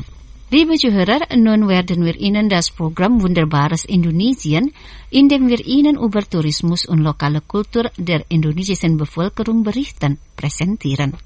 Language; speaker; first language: German; non-native, fluent; Indonesian